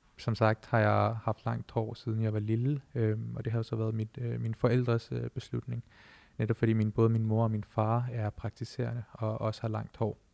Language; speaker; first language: Danish; early bilingual, other home language; Punjabi